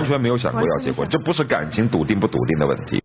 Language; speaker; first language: Chinese; native; Chinese